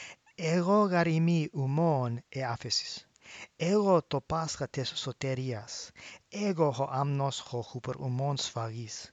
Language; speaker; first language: Greek; non-native, learner; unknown